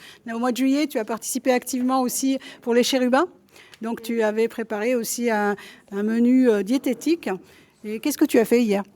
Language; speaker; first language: French; native; French